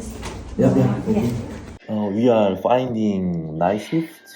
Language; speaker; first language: English; non-native, learner; Korean